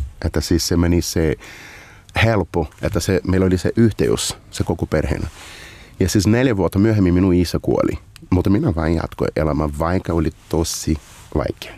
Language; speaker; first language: Finnish; non-native, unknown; Portuguese